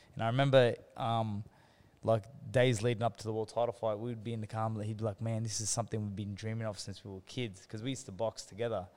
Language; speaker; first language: English; native; English